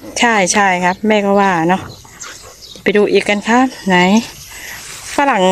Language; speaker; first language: Thai; native; Thai